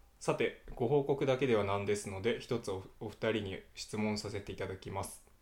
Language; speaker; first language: Japanese; native; Japanese